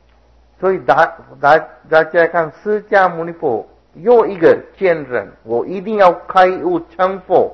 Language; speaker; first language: Chinese; non-native, fluent; Sinhala